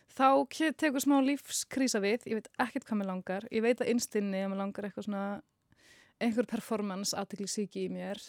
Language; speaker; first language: Icelandic; early bilingual, heritage; Icelandic